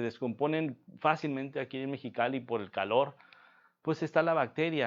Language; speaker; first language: Spanish; native; Spanish